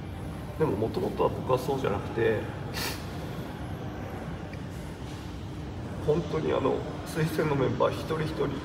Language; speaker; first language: Japanese; native; Japanese